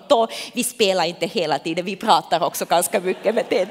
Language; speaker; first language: Swedish; non-native, local second language; Finnish